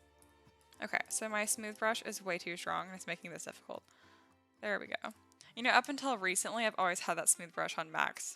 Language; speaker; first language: English; native; English